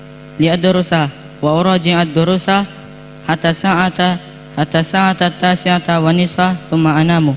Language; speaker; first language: Arabic; non-native, learner; Indonesian